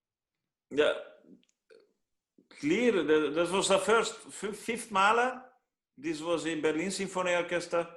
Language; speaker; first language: English; non-native, learner; Hungarian